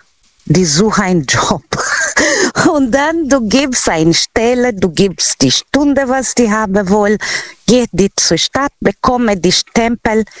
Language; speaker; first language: German; non-native, learner; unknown